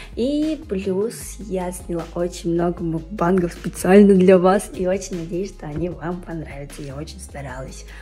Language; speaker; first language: Russian; native; Russian